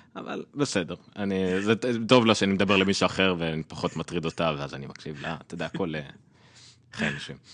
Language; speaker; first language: Hebrew; native; Hebrew